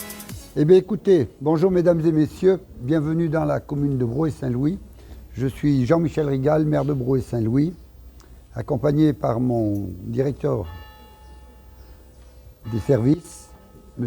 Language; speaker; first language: French; native; French